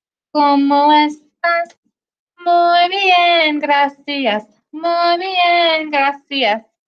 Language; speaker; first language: Spanish; non-native, learner; English